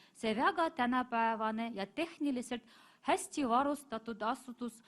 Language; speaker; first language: Estonian; non-native, fluent; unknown